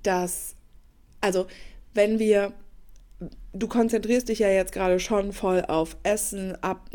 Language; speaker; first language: German; native; German